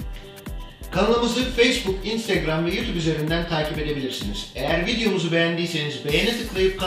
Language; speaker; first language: Turkish; native; Turkish